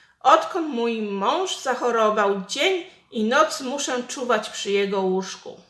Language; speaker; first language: Polish; native; Polish